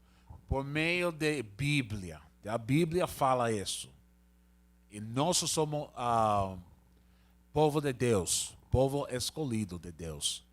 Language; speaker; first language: Portuguese; non-native, learner; Spanish